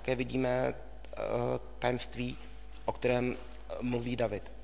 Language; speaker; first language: Czech; native; Czech